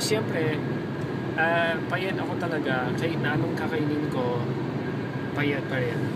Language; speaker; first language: Filipino; non-native, fluent; English